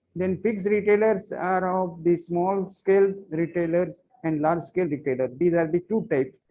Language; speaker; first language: English; non-native, local second language; Marathi